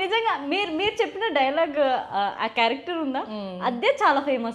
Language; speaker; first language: Telugu; native; Telugu